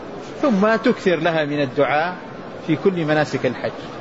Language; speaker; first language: Arabic; native; Arabic